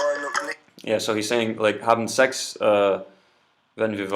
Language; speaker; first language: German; non-native, learner; English